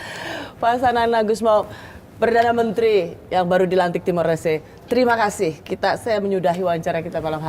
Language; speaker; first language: Indonesian; native; Indonesian